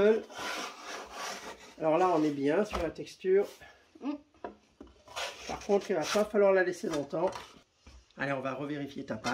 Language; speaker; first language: French; native; French